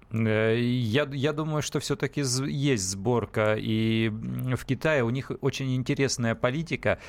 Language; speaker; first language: Russian; native; Russian